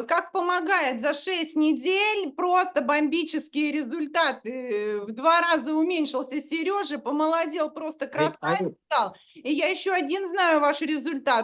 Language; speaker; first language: Russian; native; Russian